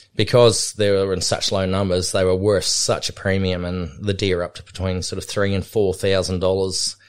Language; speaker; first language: English; native; English